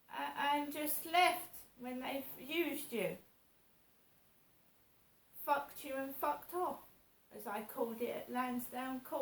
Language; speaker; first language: English; native; English